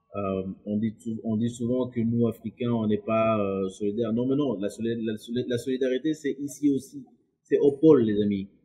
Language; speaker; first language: French; non-native, local second language; Lingala